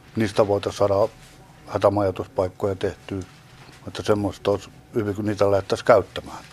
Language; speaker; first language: Finnish; native; Finnish